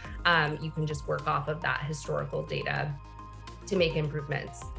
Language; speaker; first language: English; native; English